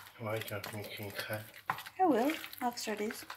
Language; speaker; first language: English; non-native, learner; Indonesian